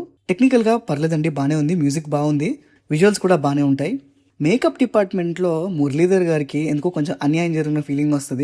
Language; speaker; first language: Telugu; native; Telugu